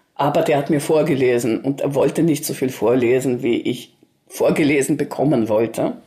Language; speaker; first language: German; early bilingual, other home language; Russian